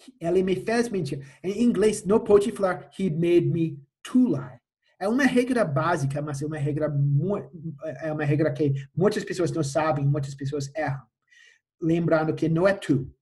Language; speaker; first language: Portuguese; non-native, fluent; English